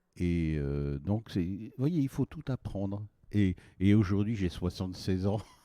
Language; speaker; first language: French; native; French